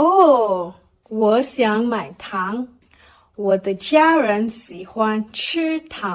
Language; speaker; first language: Chinese; non-native, learner; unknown